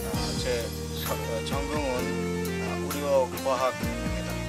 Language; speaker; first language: Korean; non-native, learner; Bangla